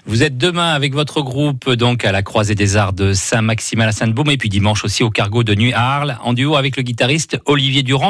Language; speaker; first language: French; native; French